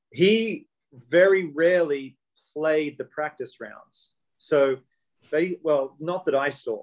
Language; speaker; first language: English; native; English